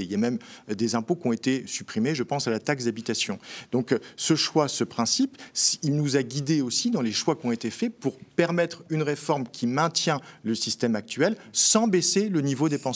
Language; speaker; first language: French; native; French